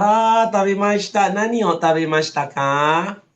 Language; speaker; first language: Japanese; non-native, fluent; Malay